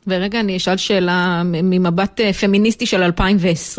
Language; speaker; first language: Hebrew; native; Hebrew